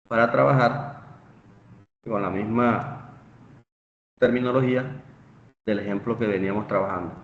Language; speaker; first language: Spanish; native; Spanish